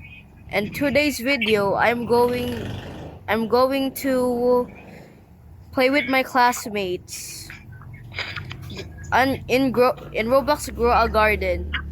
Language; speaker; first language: English; non-native, local second language; Filipino